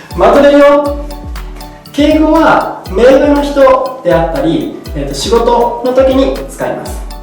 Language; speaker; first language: Japanese; native; Japanese